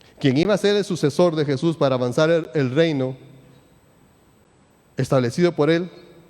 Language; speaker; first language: Spanish; native; Spanish